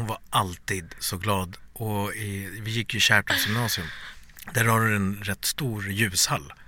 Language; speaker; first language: Swedish; early bilingual, other home language; Bangla